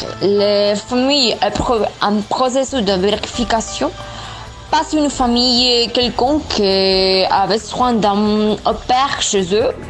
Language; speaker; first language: French; non-native, learner; Spanish